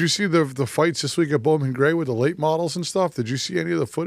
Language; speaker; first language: English; native; English